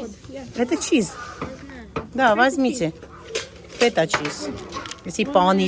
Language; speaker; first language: Russian; non-native, fluent; Armenian